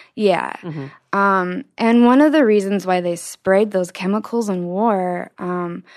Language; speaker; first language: English; native; English